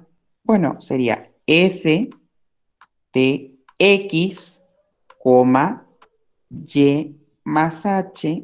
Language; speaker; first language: Spanish; native; Spanish